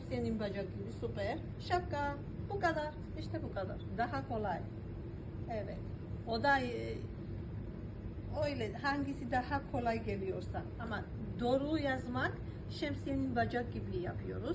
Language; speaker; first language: Turkish; non-native, fluent; Georgian